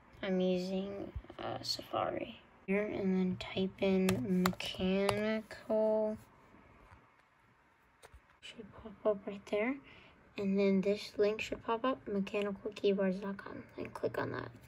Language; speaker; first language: English; native; English